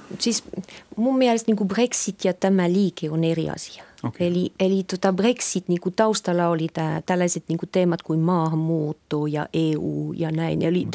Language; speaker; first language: Finnish; non-native, fluent; French